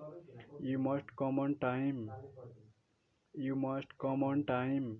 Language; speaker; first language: English; non-native, local second language; Odia